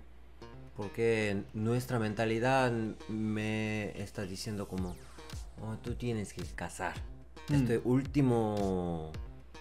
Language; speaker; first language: Spanish; non-native, learner; Korean